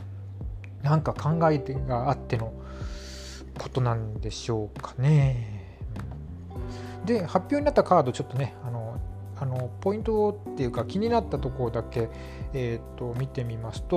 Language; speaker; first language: Japanese; native; Japanese